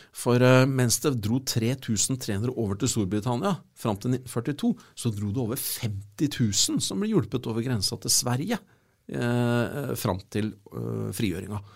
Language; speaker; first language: Norwegian; native; Norwegian